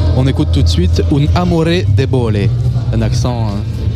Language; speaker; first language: French; native; French